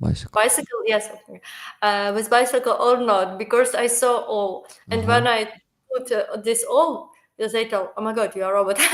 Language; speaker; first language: English; non-native, learner; Ukrainian